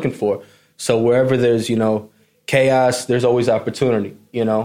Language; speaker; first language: English; native; English